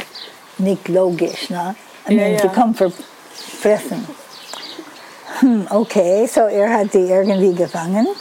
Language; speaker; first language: German; non-native, fluent; English